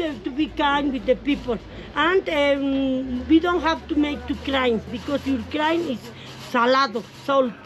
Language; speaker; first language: English; non-native, learner; Spanish